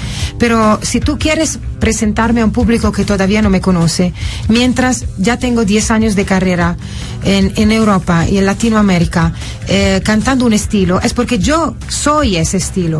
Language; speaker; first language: Spanish; non-native, fluent; Italian